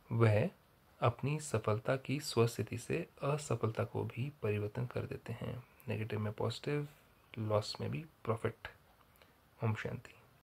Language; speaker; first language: Hindi; native; Hindi